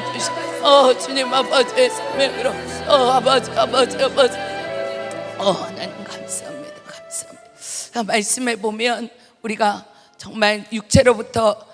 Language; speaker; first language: Korean; native; Korean